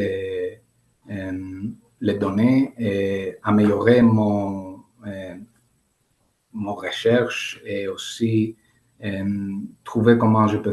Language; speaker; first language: French; non-native, learner; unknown